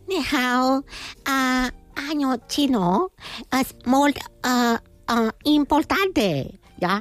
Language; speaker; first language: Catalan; non-native, learner; Chinese